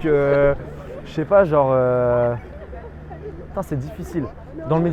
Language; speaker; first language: French; native; French